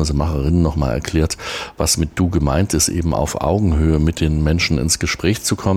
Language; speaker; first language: German; native; German